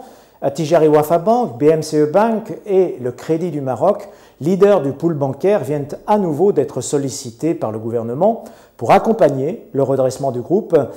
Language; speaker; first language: French; non-native, local second language; Arabic